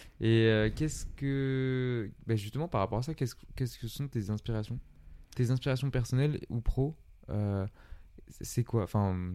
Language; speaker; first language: French; native; French